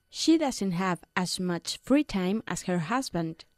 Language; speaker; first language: English; non-native, fluent; Spanish